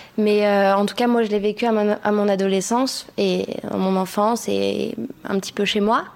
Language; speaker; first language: French; non-native, fluent; Spanish